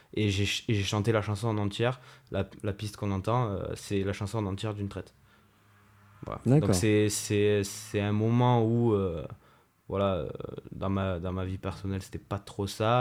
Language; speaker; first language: French; native; French